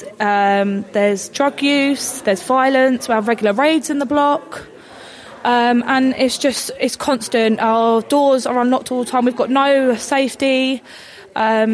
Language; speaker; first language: English; native; English